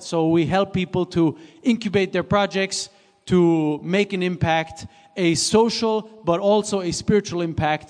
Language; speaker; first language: English; non-native, fluent; Swiss German